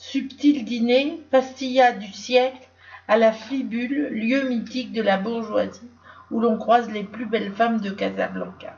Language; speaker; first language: French; native; French